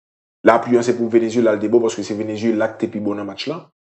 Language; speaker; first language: French; non-native, local second language; Haitian Creole